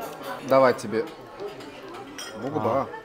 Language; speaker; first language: Korean; non-native, learner; Russian